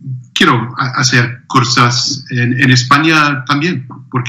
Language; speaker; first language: Spanish; non-native, learner; English